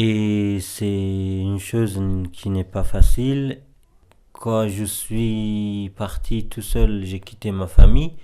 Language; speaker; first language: French; non-native, fluent; Persian